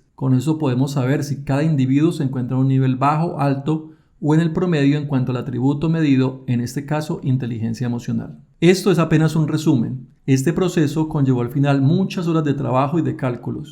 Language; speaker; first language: Spanish; native; Spanish